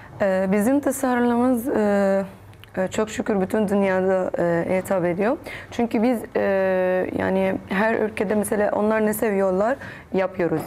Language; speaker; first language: Turkish; non-native, learner; Arabic